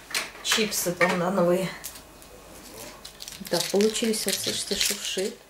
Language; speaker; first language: Russian; native; Russian